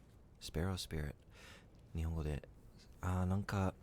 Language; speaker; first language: Japanese; non-native, learner; English